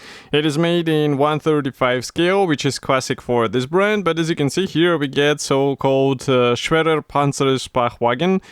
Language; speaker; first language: English; non-native, fluent; Russian